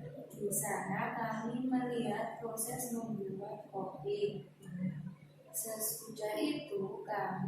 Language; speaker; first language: Indonesian; non-native, learner; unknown